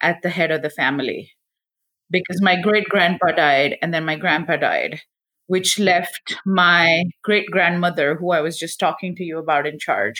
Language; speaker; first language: English; non-native, local second language; Gujarati